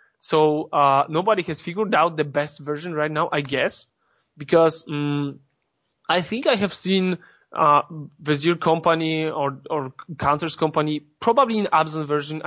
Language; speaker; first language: English; non-native, fluent; Polish